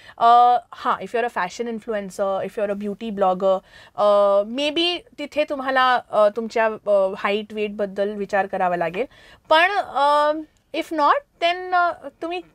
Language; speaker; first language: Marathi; early bilingual, heritage; Marathi